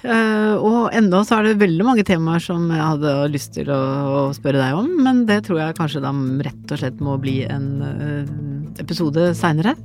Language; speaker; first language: Norwegian; native; Norwegian